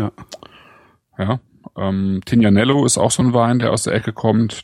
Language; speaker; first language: German; native; German